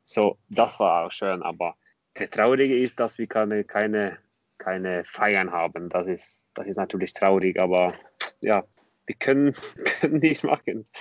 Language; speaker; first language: German; non-native, fluent; Norwegian